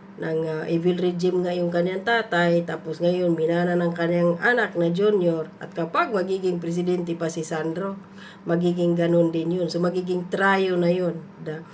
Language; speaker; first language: Filipino; non-native, local second language; Cebuano